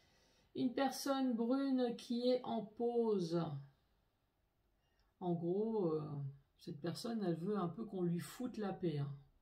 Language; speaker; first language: French; native; French